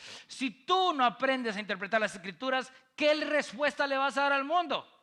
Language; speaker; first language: Spanish; native; Spanish